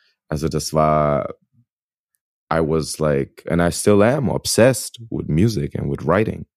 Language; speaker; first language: English; early bilingual, other home language; German